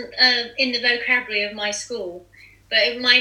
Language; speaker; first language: English; native; English